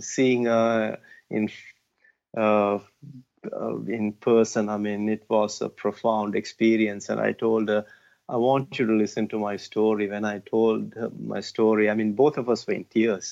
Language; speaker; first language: English; non-native, local second language; Tamil